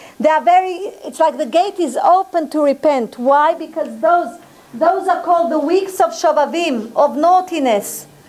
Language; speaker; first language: English; non-native, fluent; Hebrew